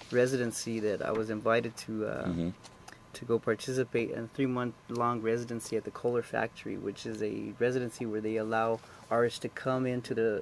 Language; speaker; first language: English; native; English